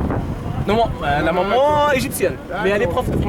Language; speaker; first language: French; non-native, fluent; Arabic